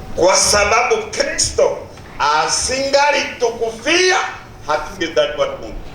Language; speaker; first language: Swahili; non-native, local second language; Nande